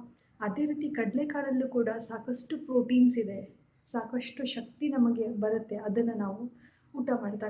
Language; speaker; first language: Kannada; native; Kannada